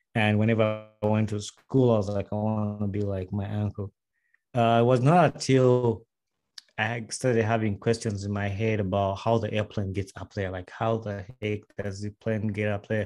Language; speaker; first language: English; non-native, local second language; Ganda